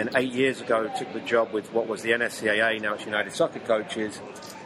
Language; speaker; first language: English; native; English